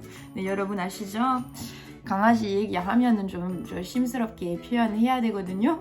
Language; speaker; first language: Korean; non-native, fluent; French